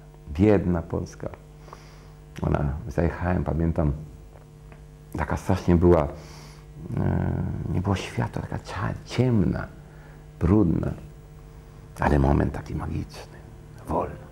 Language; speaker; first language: Polish; early bilingual, heritage; Polish